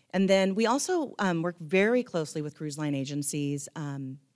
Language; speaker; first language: English; native; English